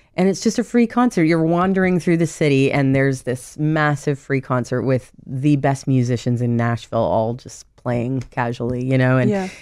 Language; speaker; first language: English; native; English